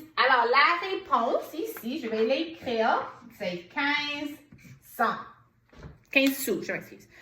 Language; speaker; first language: French; non-native, fluent; English